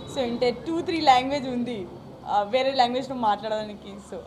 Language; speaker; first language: Telugu; non-native, local second language; Gujarati